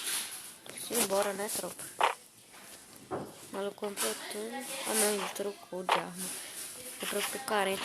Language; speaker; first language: Portuguese; native; Portuguese